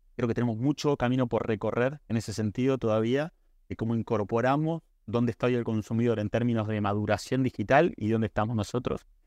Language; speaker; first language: Spanish; native; Spanish